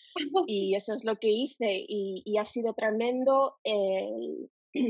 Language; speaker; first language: Spanish; non-native, fluent; English